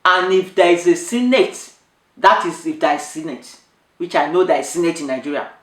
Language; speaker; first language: English; non-native, local second language; Yoruba